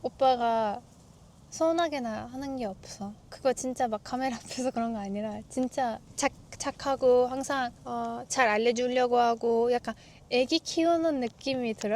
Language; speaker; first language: Korean; non-native, fluent; Turkish